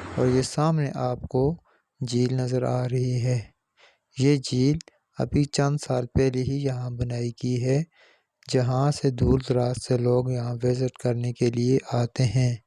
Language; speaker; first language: Urdu; non-native, local second language; Northern Hindko